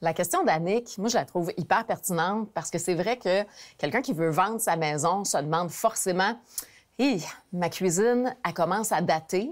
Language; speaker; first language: French; native; French